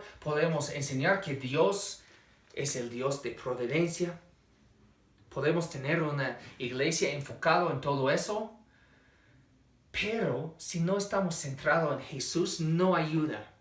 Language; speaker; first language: Spanish; non-native, fluent; English